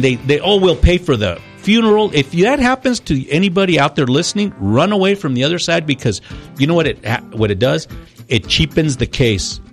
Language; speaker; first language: English; early bilingual, other home language; Spanish